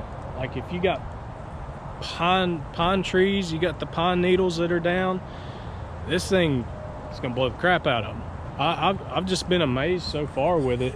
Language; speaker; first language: English; native; English